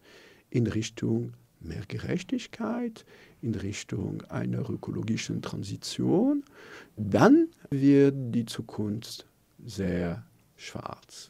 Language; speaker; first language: German; non-native, local second language; French